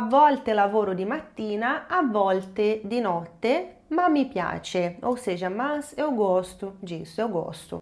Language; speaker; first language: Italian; non-native, fluent; Portuguese